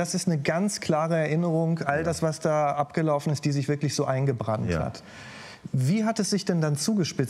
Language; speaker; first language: German; native; German